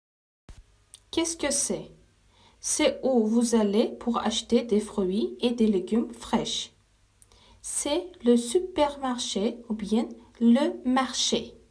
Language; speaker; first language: French; non-native, fluent; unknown